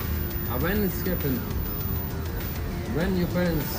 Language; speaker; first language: English; non-native, learner; Russian